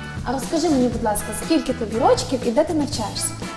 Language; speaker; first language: Ukrainian; native; Ukrainian